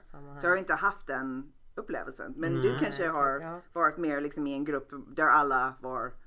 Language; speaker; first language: Swedish; non-native, fluent; English